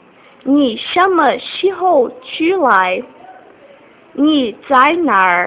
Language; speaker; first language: Chinese; non-native, learner; Portuguese